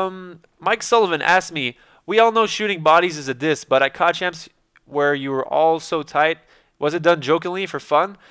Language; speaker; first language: English; native; English